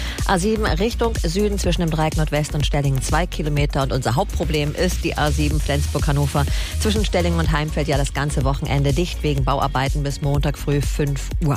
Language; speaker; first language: German; native; German